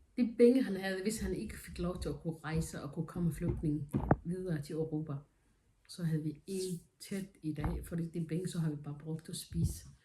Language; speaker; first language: Danish; non-native, fluent; Somali